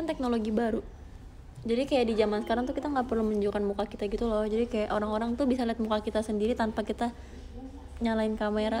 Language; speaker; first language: Indonesian; native; Indonesian